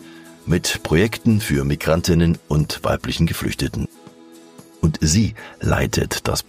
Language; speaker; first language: German; native; German